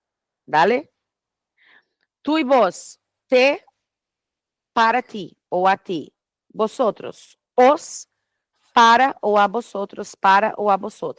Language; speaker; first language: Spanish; non-native, fluent; Portuguese